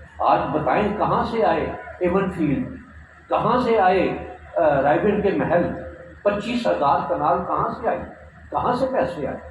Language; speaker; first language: Urdu; non-native, local second language; Punjabi